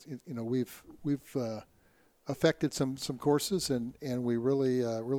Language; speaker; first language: English; native; English